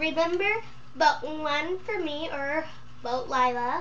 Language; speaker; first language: English; native; English